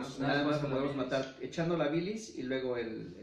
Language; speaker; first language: Spanish; native; Spanish